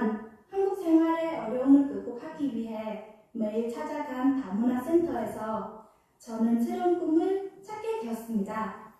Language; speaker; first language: Korean; non-native, fluent; Khmer